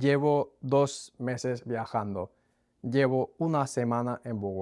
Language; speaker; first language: Spanish; non-native, fluent; English